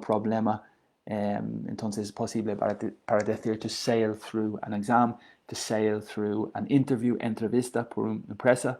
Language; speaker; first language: Spanish; non-native, learner; English